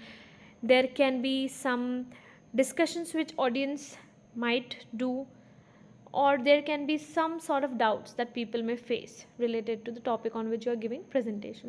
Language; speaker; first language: English; non-native, fluent; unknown